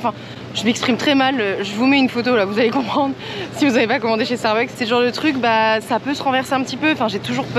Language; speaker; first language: French; native; French